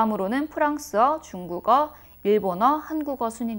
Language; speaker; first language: Korean; native; Korean